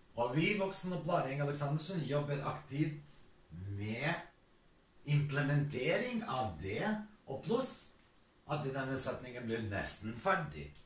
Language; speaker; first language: Norwegian; non-native, fluent; Serbian